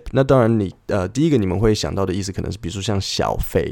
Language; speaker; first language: Chinese; native; Chinese